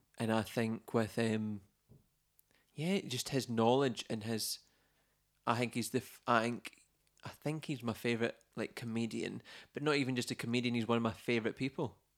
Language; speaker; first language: English; native; English